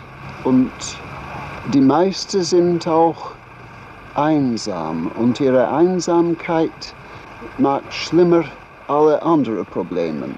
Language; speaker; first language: German; non-native, learner; English